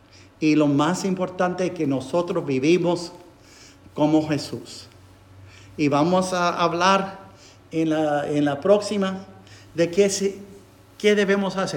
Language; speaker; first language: Spanish; non-native, fluent; English